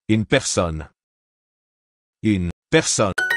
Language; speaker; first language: French; non-native, learner; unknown